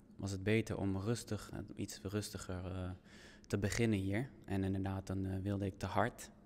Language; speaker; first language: Dutch; native; Dutch